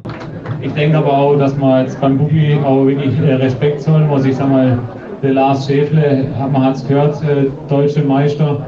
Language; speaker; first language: German; native; German